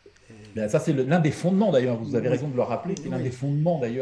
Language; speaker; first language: French; native; French